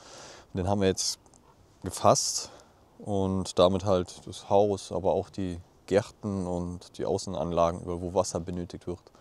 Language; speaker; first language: German; native; German